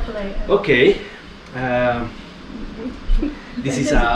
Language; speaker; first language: English; non-native, learner; Spanish